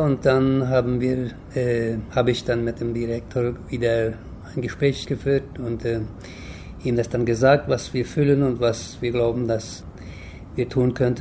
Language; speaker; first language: German; early bilingual, heritage; German